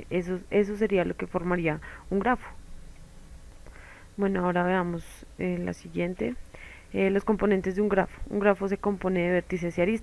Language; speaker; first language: Spanish; native; Spanish